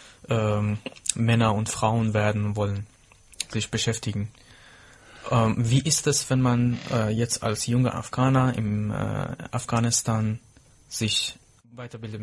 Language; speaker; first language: German; non-native, fluent; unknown